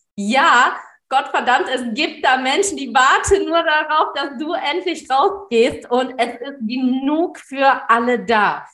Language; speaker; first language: German; early bilingual, other home language; Tamil